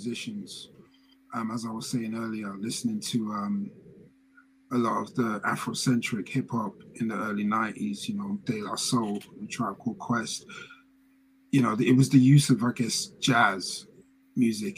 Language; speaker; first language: English; native; English